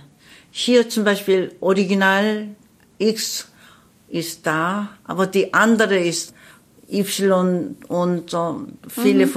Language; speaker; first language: German; non-native, learner; Korean